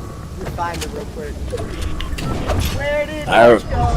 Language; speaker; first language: English; native; English